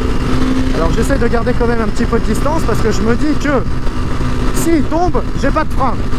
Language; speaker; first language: French; native; French